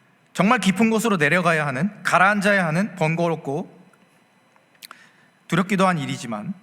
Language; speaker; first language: Korean; native; Korean